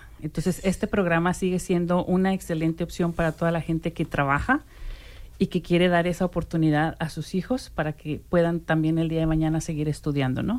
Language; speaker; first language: Spanish; native; Spanish